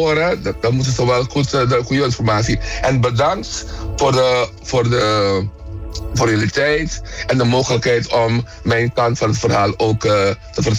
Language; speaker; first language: Dutch; non-native, local second language; Papiamento